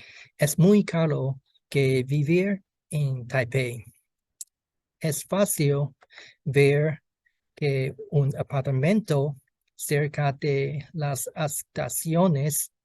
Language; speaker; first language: Spanish; non-native, learner; Chinese